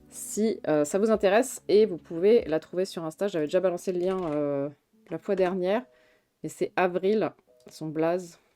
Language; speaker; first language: French; native; French